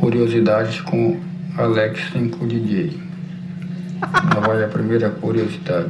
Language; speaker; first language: Portuguese; native; Portuguese